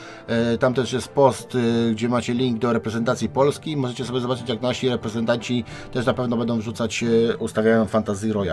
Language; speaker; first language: Polish; native; Polish